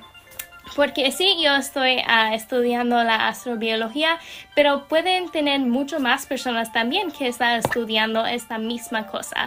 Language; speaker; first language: Spanish; non-native, learner; English